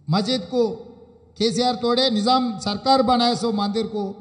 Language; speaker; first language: Hindi; non-native, local second language; Telugu